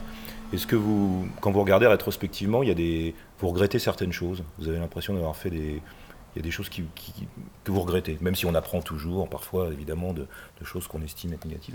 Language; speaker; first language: French; native; French